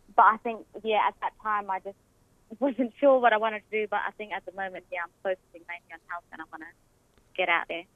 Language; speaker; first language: English; native; English